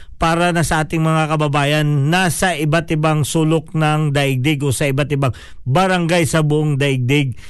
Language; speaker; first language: Filipino; non-native, local second language; Hiligaynon